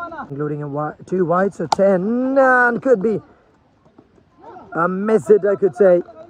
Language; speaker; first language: English; non-native, local second language; Malayalam